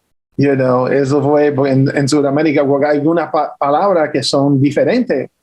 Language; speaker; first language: Spanish; early bilingual, heritage; English